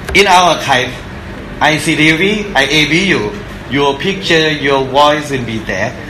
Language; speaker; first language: English; non-native, fluent; Thai